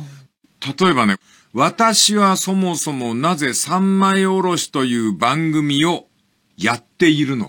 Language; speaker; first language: Japanese; native; Japanese